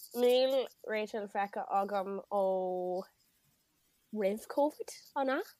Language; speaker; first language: Irish; native; Irish